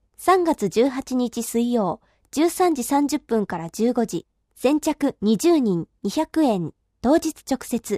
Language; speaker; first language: Japanese; native; Japanese